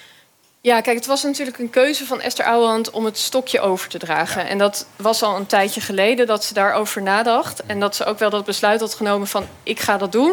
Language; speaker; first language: Dutch; native; Dutch